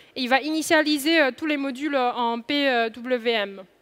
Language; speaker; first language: French; non-native, fluent; Chinese